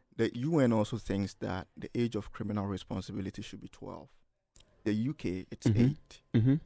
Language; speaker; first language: English; non-native, local second language; Akan